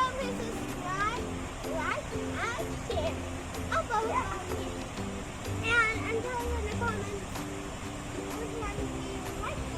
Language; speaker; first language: English; non-native, learner; Indonesian